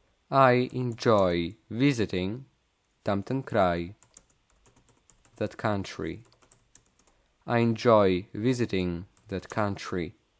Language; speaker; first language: English; non-native, fluent; Polish